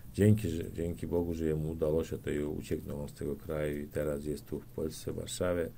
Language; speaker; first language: Polish; non-native, learner; Turkmen